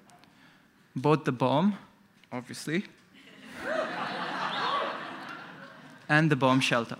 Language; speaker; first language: English; non-native, local second language; Konkani